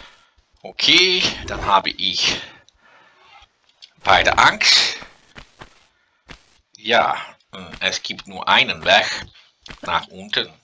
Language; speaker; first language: German; non-native, learner; Dutch